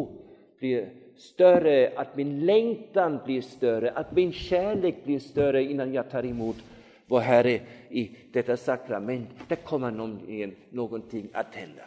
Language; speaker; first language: Swedish; non-native, fluent; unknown